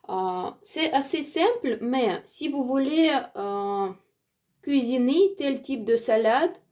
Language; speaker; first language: French; non-native, learner; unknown